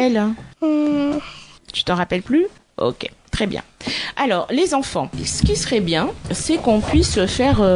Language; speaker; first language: French; native; French